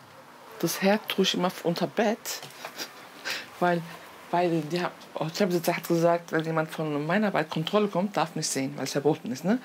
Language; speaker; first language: German; non-native, learner; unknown